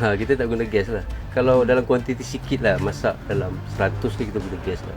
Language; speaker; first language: Malay; native; Malay